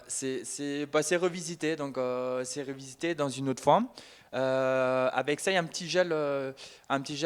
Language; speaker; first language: French; non-native, fluent; German